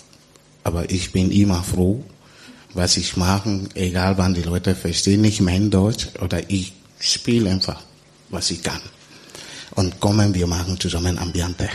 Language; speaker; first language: German; non-native, learner; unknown